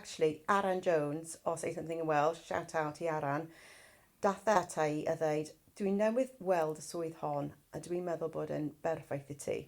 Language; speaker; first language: Welsh; non-native, fluent; English